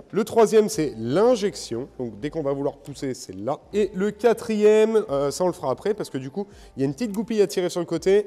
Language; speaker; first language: French; native; French